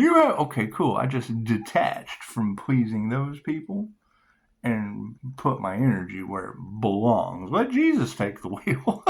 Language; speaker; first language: English; native; English